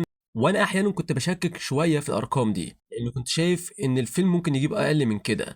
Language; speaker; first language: Arabic; native; Arabic